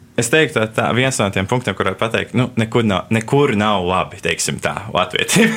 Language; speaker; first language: Latvian; early bilingual, heritage; Latvian